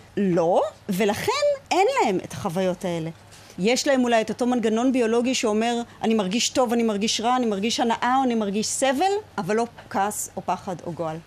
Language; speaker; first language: Hebrew; native; Hebrew